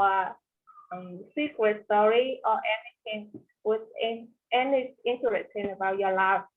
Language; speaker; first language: English; non-native, learner; Vietnamese